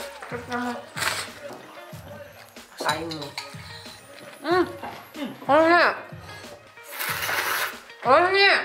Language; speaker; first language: Japanese; native; Japanese